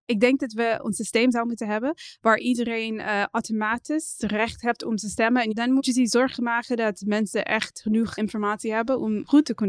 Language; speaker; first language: Dutch; non-native, fluent; English